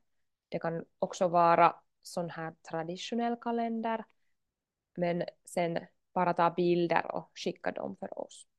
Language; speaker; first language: Swedish; non-native, local second language; Finnish